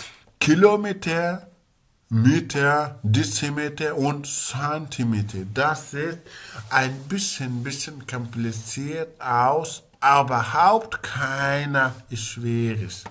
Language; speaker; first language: German; non-native, learner; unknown